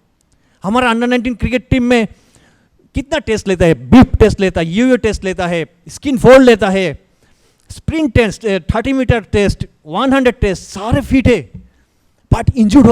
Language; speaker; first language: Hindi; non-native, learner; Bangla